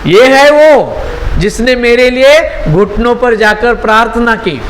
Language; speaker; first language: Hindi; non-native, local second language; Marathi